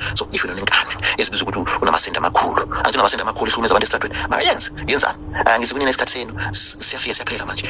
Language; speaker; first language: Zulu; non-native, fluent; Nyanja